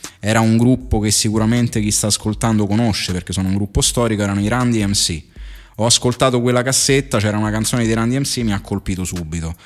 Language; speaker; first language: Italian; native; Italian